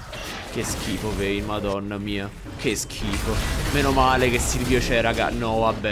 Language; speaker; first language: Italian; native; Italian